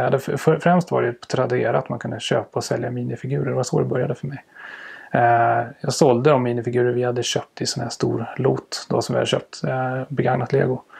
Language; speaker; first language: Swedish; native; Swedish